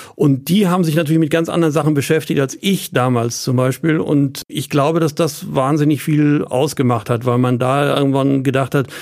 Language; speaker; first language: German; native; German